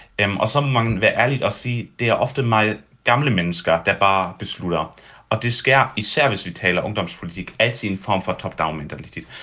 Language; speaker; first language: Danish; early bilingual, heritage; Danish